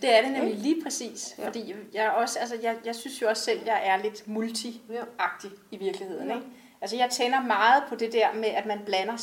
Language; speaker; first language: Danish; native; Danish